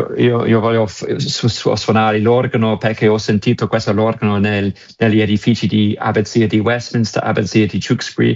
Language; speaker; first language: Italian; non-native, learner; English